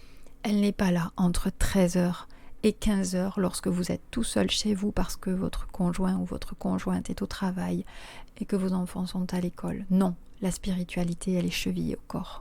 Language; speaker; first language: French; native; French